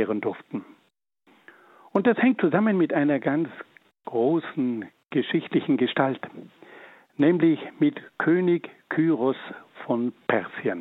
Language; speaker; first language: German; native; German